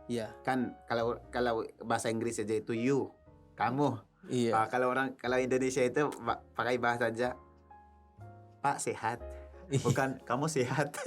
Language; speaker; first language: Indonesian; non-native, learner; Tausug